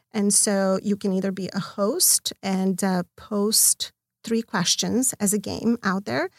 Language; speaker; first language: English; non-native, fluent; Serbian